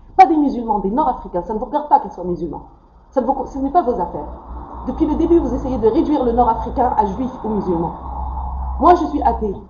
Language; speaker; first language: French; non-native, local second language; Arabic